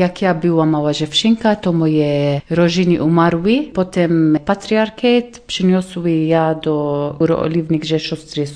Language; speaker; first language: Polish; early bilingual, heritage; Arabic